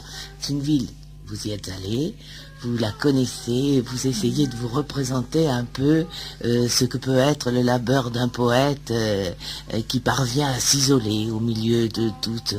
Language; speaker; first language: French; native; French